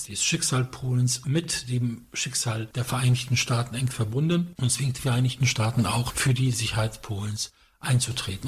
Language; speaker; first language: German; non-native, fluent; Polish